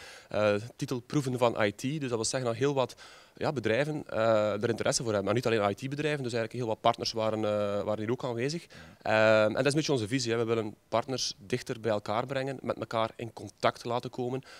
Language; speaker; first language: Dutch; native; Dutch